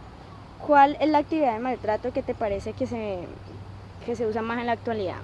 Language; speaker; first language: Spanish; native; Spanish